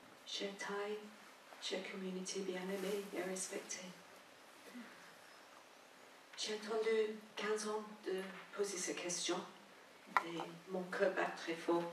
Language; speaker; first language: French; non-native, fluent; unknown